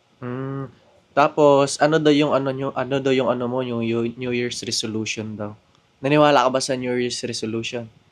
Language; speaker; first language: Filipino; native; Filipino